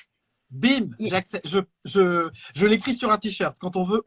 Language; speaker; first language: French; native; French